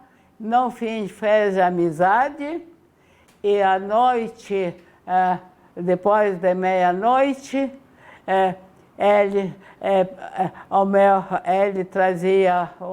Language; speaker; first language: Portuguese; non-native, fluent; Ukrainian